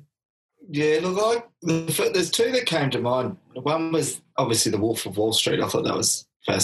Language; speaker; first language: English; native; English